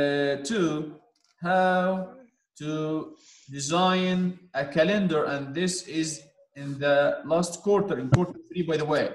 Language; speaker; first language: English; non-native, fluent; Arabic